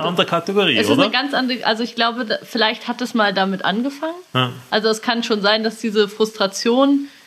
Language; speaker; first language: German; native; German